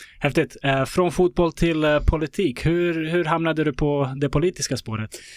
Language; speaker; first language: Swedish; early bilingual, other home language; Bosnian